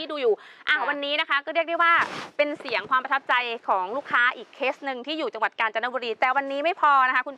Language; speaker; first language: Thai; native; Thai